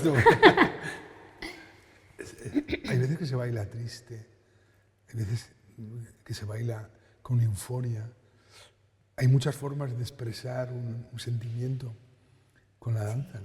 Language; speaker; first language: Spanish; native; Spanish